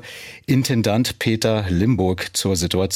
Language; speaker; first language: German; native; German